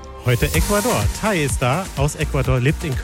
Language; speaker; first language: German; native; German